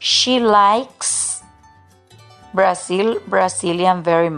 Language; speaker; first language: English; non-native, learner; Spanish